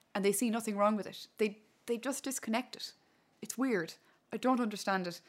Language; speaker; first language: English; non-native, local second language; Irish